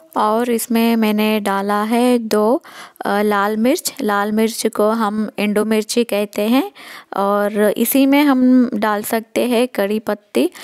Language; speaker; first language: Hindi; non-native, local second language; Telugu